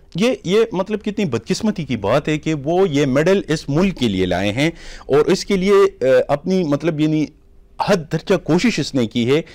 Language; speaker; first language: Urdu; native; Urdu